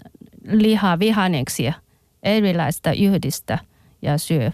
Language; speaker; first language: Finnish; non-native, learner; Chinese